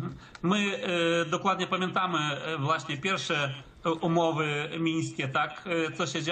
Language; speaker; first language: Polish; early bilingual, heritage; Polish